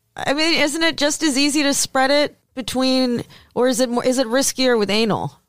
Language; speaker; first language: English; early bilingual, other home language; Hindi